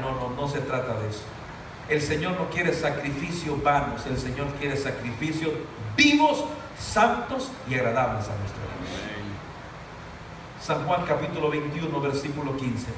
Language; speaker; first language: Spanish; native; Spanish